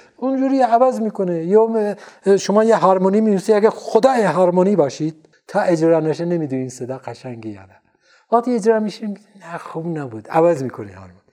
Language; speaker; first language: Persian; non-native, local second language; Central Kurdish